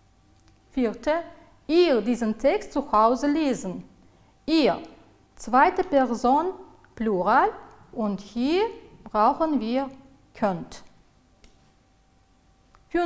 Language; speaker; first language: German; non-native, fluent; Uzbek